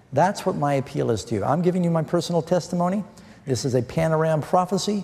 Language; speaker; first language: English; native; English